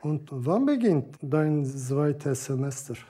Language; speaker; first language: German; non-native, learner; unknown